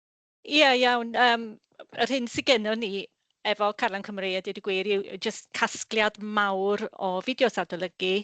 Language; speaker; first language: Welsh; native; Welsh